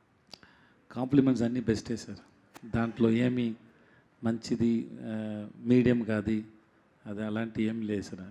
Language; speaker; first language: Telugu; non-native, learner; Tamil